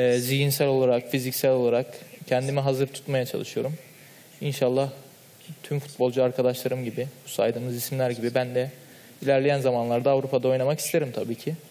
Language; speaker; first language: Turkish; native; Turkish